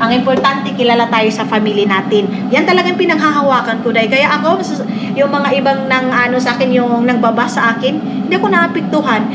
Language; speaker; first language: Filipino; non-native, local second language; Cebuano